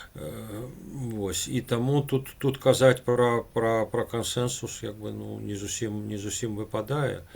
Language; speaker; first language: Belarusian; non-native, local second language; Russian